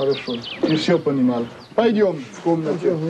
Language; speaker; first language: Russian; non-native, learner; French